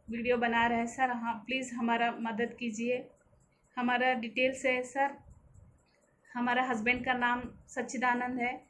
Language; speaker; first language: Hindi; non-native, local second language; Telugu